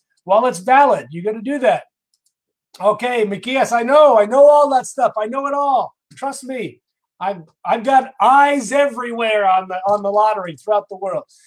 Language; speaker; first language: English; native; English